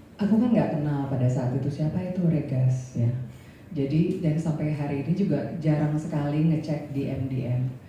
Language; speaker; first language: Indonesian; native; Indonesian